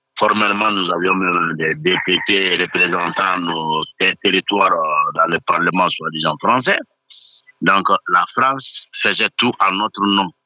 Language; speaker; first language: French; non-native, local second language; Bambara